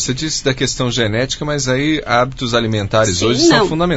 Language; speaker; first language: Portuguese; native; Portuguese